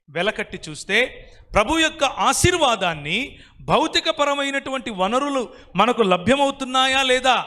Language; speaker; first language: Telugu; native; Telugu